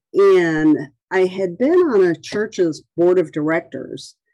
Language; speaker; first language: English; native; English